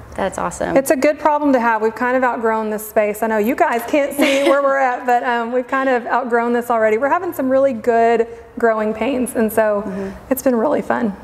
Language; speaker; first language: English; native; English